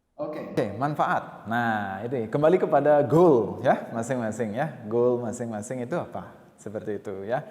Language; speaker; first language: Indonesian; non-native, local second language; Balinese